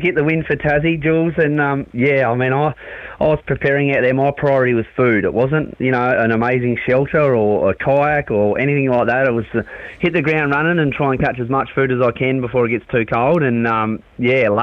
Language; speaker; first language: English; native; English